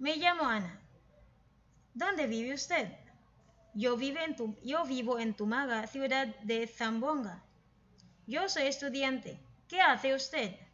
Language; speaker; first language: Spanish; non-native, fluent; Filipino